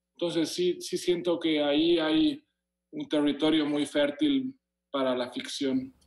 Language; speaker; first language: Spanish; native; Spanish